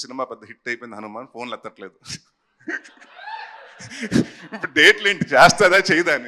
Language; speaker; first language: Telugu; native; Telugu